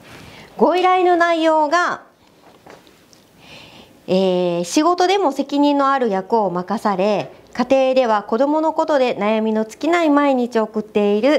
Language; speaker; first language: Japanese; native; Japanese